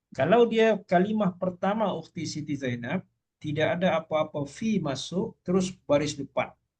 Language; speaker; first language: Malay; native; Malay